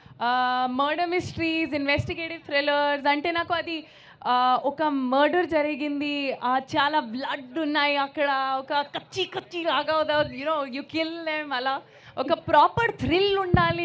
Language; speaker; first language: Telugu; non-native, local second language; Hindi